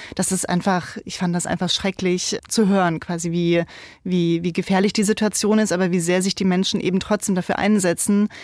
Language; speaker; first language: German; native; German